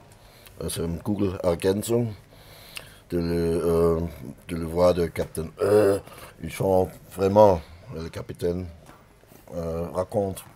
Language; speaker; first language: French; non-native, learner; German